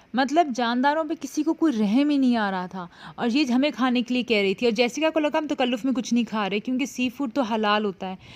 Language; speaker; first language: Urdu; native; Urdu